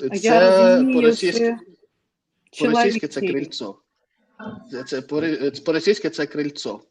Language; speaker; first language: Ukrainian; non-native, learner; Russian